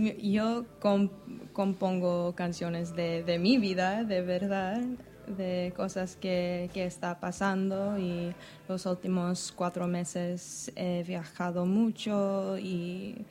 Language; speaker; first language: Spanish; non-native, learner; English